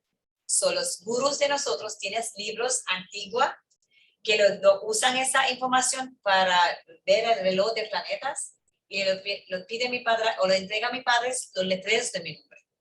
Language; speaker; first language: Spanish; early bilingual, heritage; English